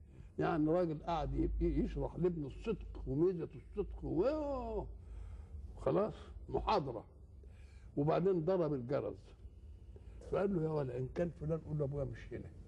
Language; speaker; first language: Arabic; native; Arabic